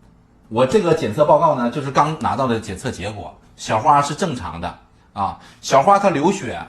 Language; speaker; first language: Chinese; native; Chinese